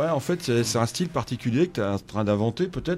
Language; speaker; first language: French; native; French